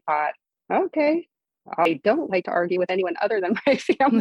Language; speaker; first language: English; native; English